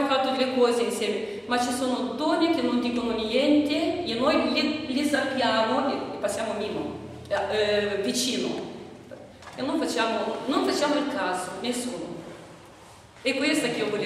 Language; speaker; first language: Italian; non-native, fluent; Romanian